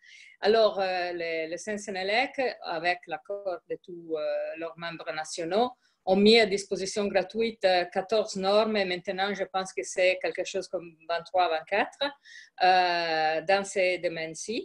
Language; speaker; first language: French; non-native, fluent; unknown